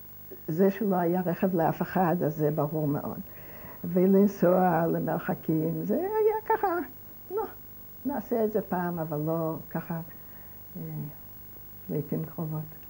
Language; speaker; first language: Hebrew; non-native, fluent; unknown